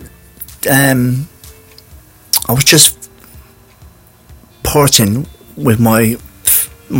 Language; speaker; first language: English; native; English